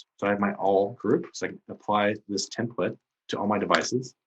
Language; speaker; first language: English; native; English